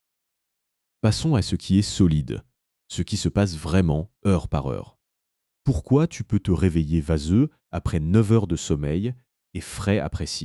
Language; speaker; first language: French; native; French